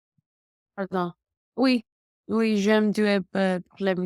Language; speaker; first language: French; non-native, learner; English